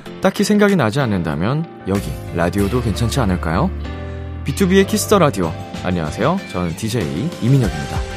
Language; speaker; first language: Korean; native; Korean